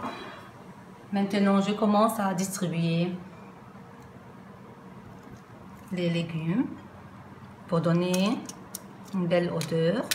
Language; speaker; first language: French; non-native, fluent; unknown